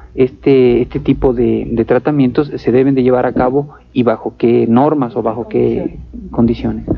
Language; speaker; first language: Spanish; native; Spanish